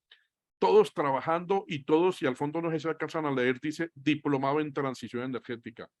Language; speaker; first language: Spanish; native; Spanish